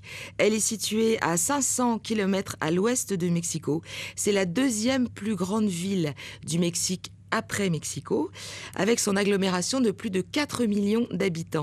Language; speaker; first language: French; native; French